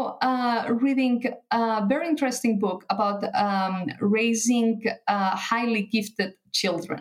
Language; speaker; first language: English; non-native, fluent; Catalan